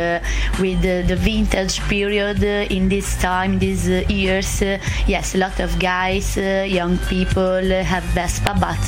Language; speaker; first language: English; non-native, learner; Italian